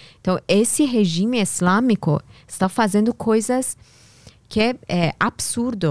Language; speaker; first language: Portuguese; non-native, learner; Persian